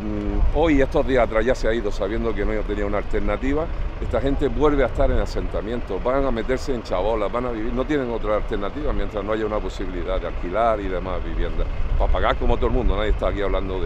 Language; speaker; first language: Spanish; native; Spanish